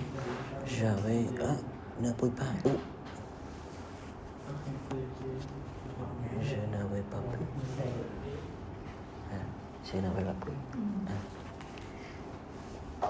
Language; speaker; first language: French; non-native, learner; Vietnamese